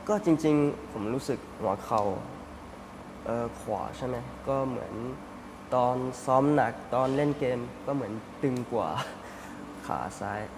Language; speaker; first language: Thai; early bilingual, heritage; Thai